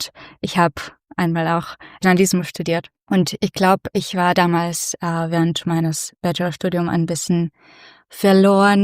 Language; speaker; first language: German; non-native, fluent; Russian